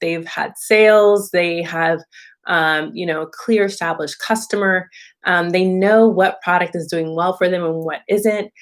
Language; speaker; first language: English; native; English